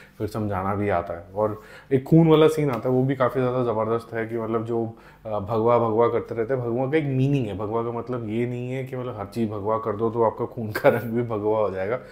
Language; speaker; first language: Hindi; non-native, local second language; Punjabi